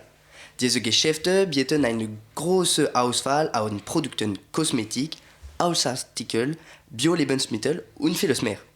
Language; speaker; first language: German; non-native, learner; French